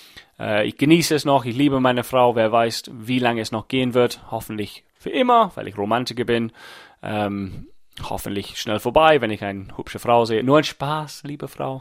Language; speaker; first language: German; non-native, fluent; English